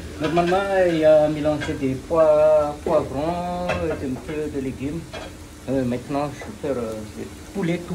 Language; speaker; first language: French; non-native, local second language; Malagasy